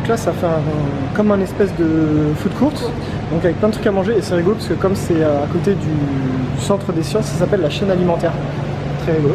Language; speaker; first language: French; native; French